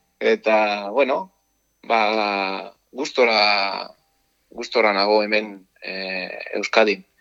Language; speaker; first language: Basque; non-native, learner; Italian